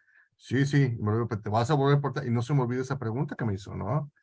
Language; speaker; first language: Spanish; native; Spanish